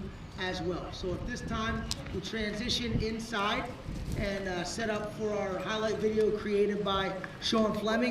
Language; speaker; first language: English; native; English